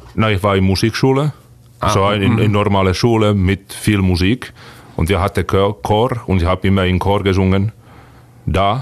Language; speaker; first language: German; non-native, fluent; Finnish